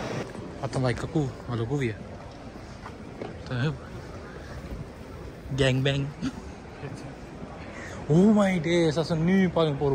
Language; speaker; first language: Finnish; non-native, local second language; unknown